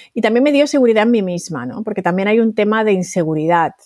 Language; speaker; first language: Spanish; native; Spanish